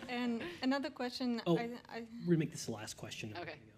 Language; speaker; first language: English; non-native, fluent; Spanish